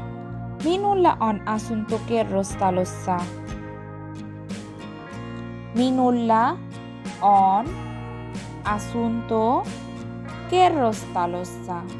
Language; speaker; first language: Finnish; non-native, learner; Bangla